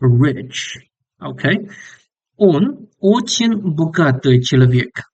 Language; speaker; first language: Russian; non-native, learner; English